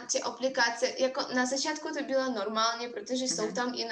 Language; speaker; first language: Czech; non-native, fluent; Russian